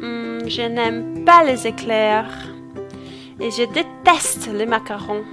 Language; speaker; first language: French; non-native, fluent; Portuguese